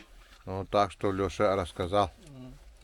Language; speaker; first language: Russian; non-native, local second language; Yakut